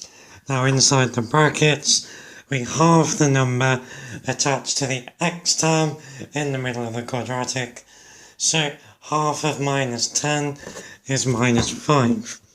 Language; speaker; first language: English; native; English